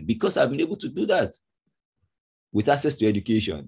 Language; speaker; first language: English; non-native, local second language; Yoruba